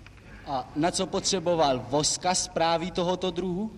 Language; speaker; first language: Czech; native; Czech